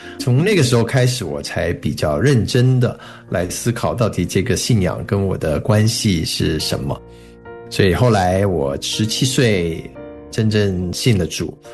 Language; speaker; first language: Chinese; native; Chinese